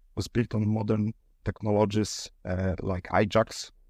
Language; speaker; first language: English; non-native, fluent; Polish